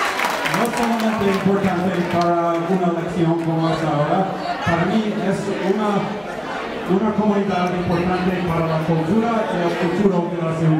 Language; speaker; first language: Spanish; non-native, learner; English